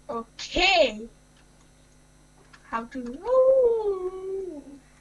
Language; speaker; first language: English; non-native, learner; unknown